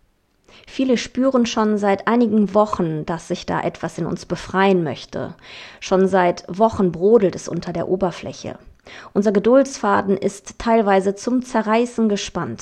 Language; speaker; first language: German; native; German